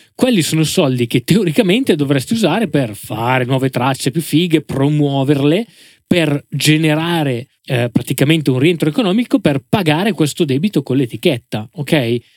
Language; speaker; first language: Italian; native; Italian